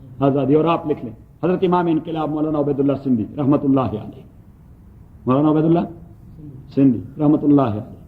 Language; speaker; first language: Urdu; non-native, local second language; Pashto